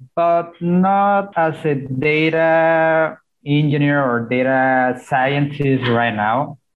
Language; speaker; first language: English; non-native, fluent; Spanish